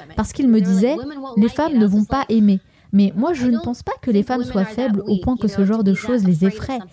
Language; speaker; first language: French; non-native, fluent; Greek